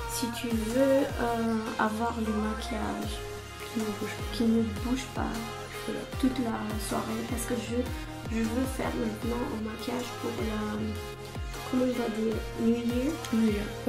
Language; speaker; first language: French; non-native, learner; Romanian